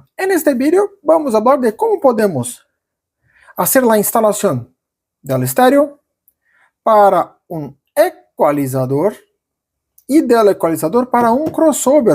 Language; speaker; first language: Spanish; non-native, fluent; Portuguese